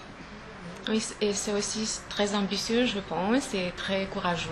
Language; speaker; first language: French; non-native, fluent; Romanian